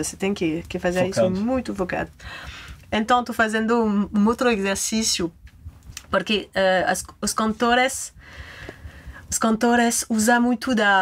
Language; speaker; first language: Portuguese; non-native, fluent; French